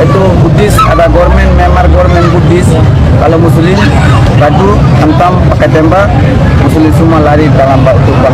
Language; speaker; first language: Indonesian; non-native, learner; Rohingya